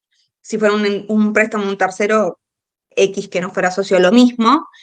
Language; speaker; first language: Spanish; native; Spanish